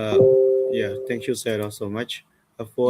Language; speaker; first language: English; non-native, fluent; Khmer